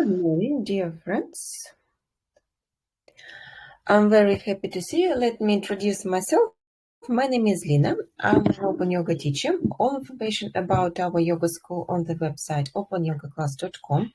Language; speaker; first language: English; non-native, fluent; Russian